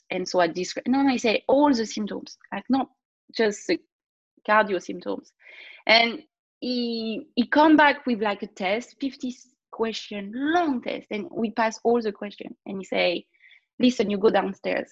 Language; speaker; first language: English; non-native, fluent; French